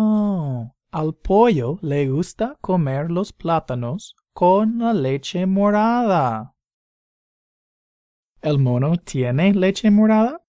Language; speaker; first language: Spanish; non-native, fluent; English